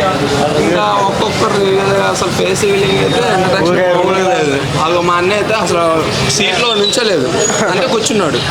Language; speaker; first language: Telugu; native; Telugu